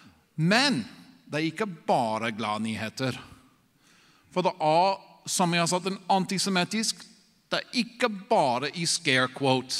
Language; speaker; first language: Norwegian; non-native, fluent; English